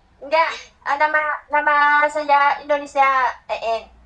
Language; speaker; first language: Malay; non-native, learner; Vietnamese